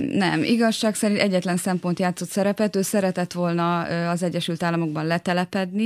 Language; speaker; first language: Hungarian; native; Hungarian